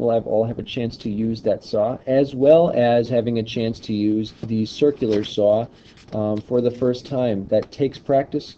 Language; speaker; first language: English; native; English